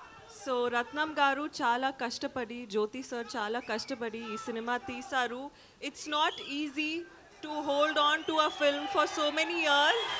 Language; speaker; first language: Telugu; non-native, local second language; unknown